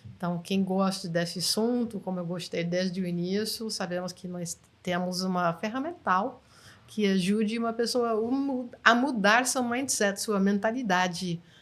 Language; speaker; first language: Portuguese; non-native, fluent; English